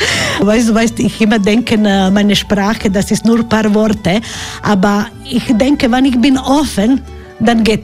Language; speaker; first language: German; non-native, learner; Croatian